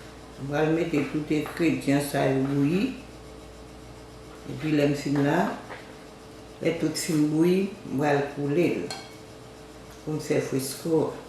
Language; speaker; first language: French; non-native, local second language; Haitian Creole